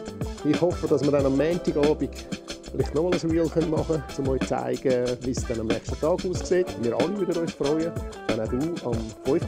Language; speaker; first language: German; native; German